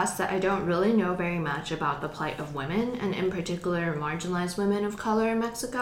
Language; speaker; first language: English; non-native, local second language; Cantonese